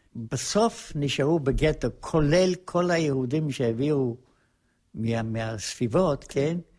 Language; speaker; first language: Hebrew; non-native, fluent; Polish